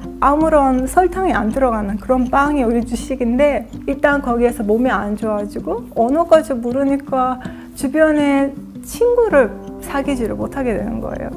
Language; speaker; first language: Korean; non-native, fluent; Azerbaijani